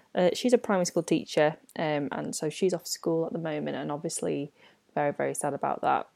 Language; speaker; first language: English; non-native, local second language; Cantonese